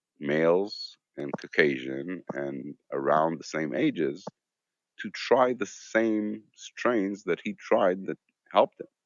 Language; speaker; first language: English; non-native, fluent; Hebrew